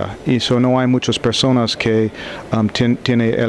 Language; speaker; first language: Spanish; non-native, learner; English